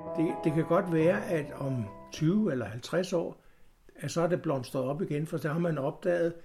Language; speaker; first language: Danish; native; Danish